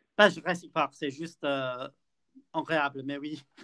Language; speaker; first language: French; non-native, fluent; English